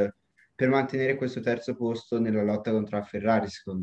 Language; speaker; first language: Italian; native; Italian